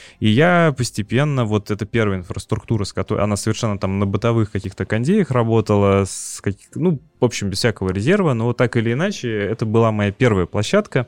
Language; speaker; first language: Russian; native; Russian